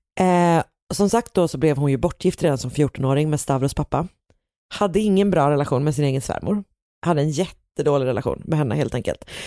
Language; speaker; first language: Swedish; native; Swedish